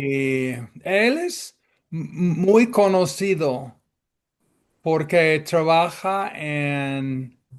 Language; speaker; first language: Spanish; non-native, fluent; English